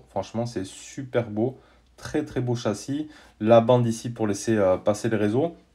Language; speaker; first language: French; native; French